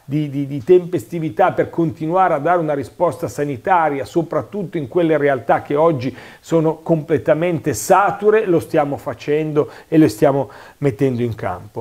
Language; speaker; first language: Italian; native; Italian